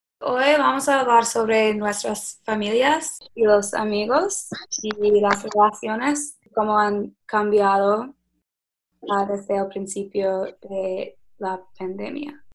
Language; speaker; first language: Spanish; early bilingual, other home language; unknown